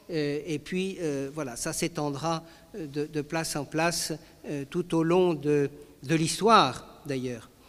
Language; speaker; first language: French; native; French